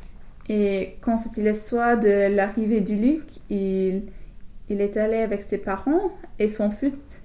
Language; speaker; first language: French; non-native, learner; English